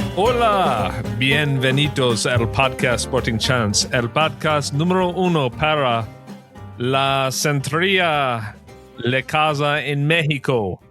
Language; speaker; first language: Spanish; non-native, learner; English